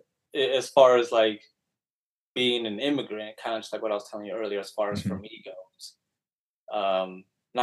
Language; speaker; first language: English; native; English